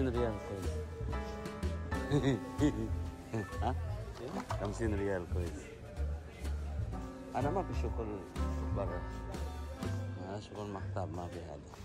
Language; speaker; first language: Arabic; non-native, learner; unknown